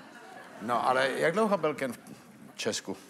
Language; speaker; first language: Czech; native; Czech